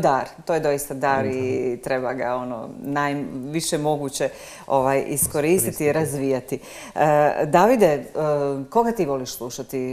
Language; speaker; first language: Serbian; native; Serbian